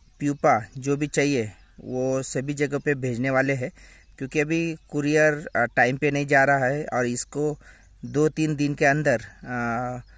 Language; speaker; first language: Hindi; non-native, local second language; Marathi